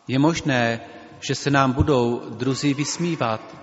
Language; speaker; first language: Czech; native; Czech